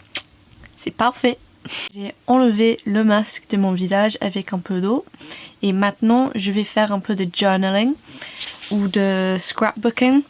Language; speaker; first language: French; non-native, fluent; English